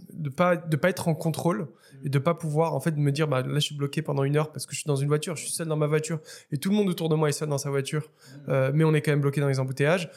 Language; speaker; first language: French; non-native, local second language; Arabic